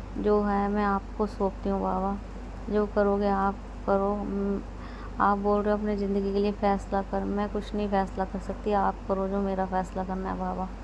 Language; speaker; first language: Hindi; native; Hindi